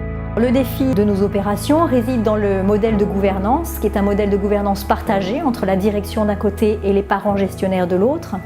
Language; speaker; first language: French; native; French